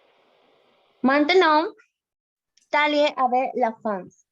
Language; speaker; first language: French; non-native, learner; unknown